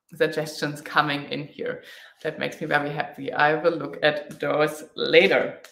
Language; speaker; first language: English; non-native, fluent; German